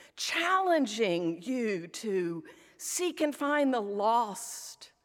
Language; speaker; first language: English; native; English